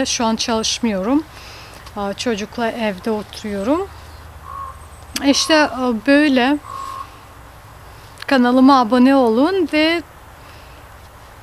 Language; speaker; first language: Turkish; early bilingual, heritage; Russian